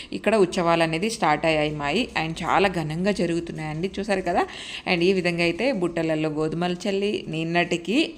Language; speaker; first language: Telugu; non-native, local second language; Lambadi